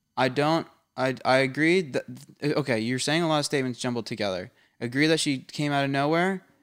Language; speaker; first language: English; native; English